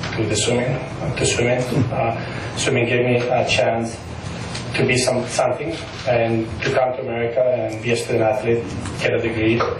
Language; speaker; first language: English; non-native, fluent; Spanish